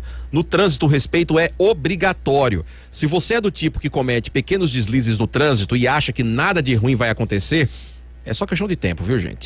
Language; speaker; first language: Portuguese; native; Portuguese